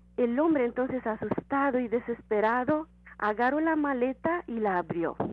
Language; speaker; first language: Spanish; non-native, fluent; Romanian